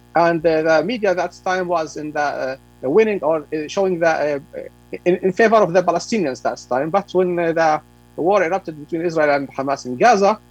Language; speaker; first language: English; non-native, fluent; Arabic